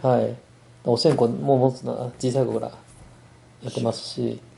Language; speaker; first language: Japanese; non-native, fluent; Min Nan Chinese